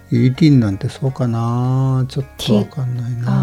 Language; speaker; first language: Japanese; native; Japanese